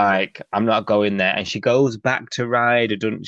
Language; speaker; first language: English; native; English